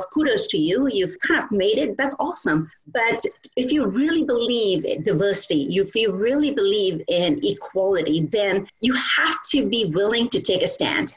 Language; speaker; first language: English; non-native, local second language; Bangla